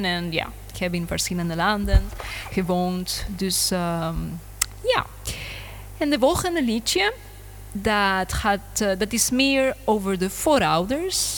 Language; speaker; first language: Dutch; non-native, learner; English